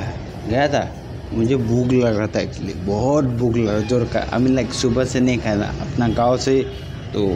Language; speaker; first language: Hindi; non-native, local second language; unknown